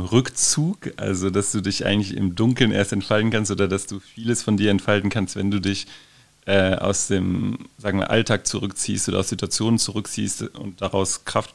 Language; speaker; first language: German; native; German